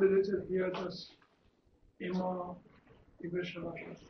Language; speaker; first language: German; non-native, learner; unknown